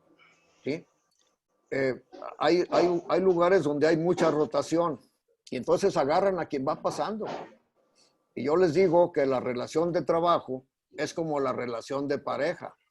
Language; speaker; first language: Spanish; native; Spanish